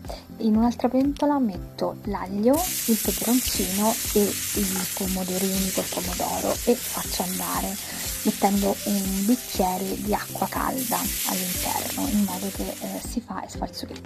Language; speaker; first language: Italian; native; Italian